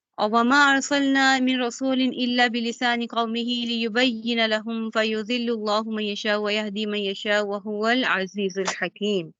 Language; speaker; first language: Urdu; native; Urdu